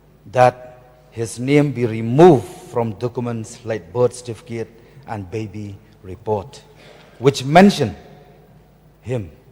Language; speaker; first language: English; non-native, local second language; Khasi